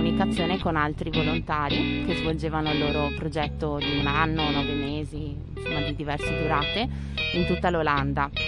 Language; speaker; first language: Italian; native; Italian